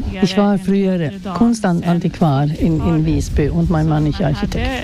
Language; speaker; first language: German; non-native, fluent; Swedish